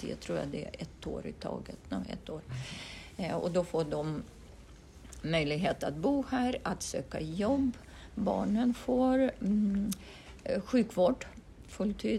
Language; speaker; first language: Swedish; non-native, fluent; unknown